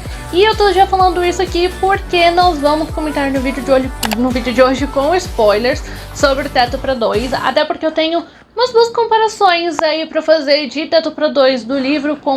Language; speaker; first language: Portuguese; native; Portuguese